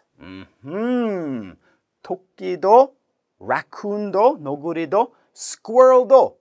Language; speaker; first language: Korean; non-native, learner; English